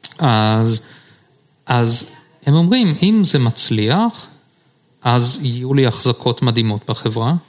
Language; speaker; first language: Hebrew; early bilingual, heritage; Hebrew